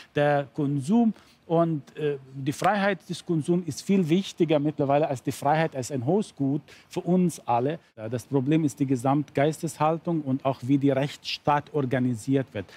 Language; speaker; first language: German; non-native, fluent; Arabic